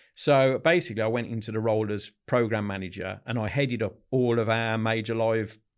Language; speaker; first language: English; native; English